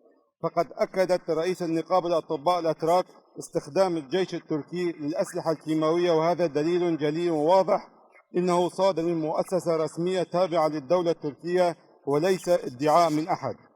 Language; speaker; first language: Arabic; non-native, local second language; Kurdish